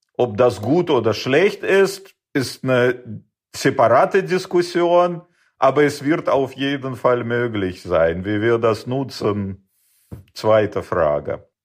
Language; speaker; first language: German; non-native, fluent; Russian